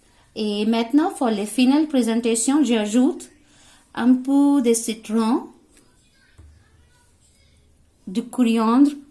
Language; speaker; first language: French; non-native, learner; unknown